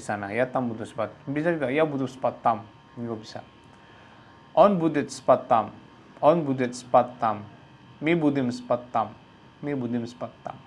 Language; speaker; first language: Indonesian; native; Indonesian